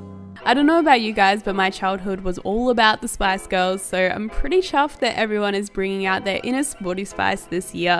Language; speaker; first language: English; native; English